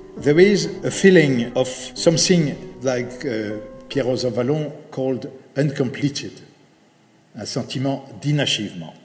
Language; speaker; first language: English; non-native, fluent; French